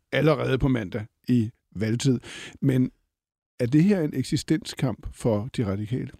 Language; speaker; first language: Danish; native; Danish